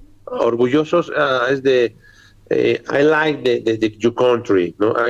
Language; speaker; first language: English; non-native, learner; Spanish